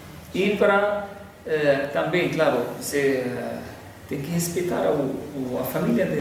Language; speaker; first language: Portuguese; non-native, fluent; Arabic